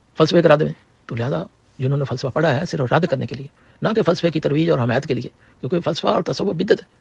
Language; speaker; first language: Urdu; non-native, local second language; Punjabi